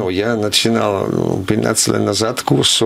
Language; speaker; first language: Russian; non-native, learner; Italian